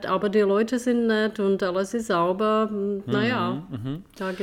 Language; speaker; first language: German; non-native, fluent; Czech